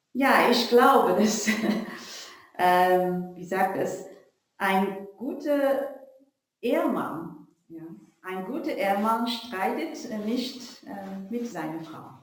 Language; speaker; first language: German; non-native, learner; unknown